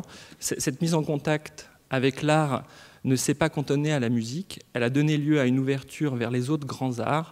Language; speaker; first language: French; native; French